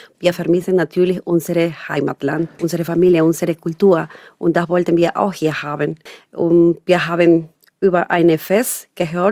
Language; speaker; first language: German; non-native, learner; Spanish